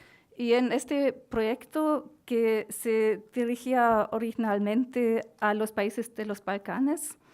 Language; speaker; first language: Spanish; non-native, fluent; German